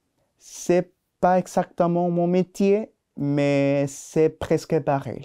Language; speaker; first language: French; non-native, learner; Spanish